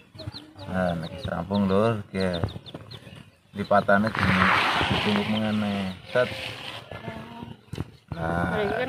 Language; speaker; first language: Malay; non-native, local second language; Javanese